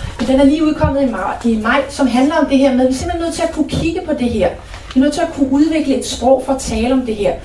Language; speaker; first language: Danish; native; Danish